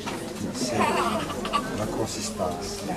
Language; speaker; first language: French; non-native, learner; Italian